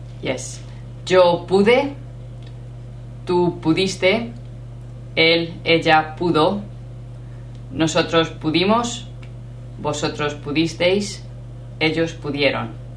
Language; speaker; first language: Spanish; native; Spanish